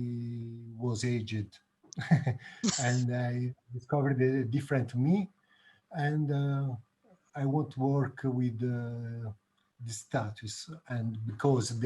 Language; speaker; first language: English; non-native, learner; Italian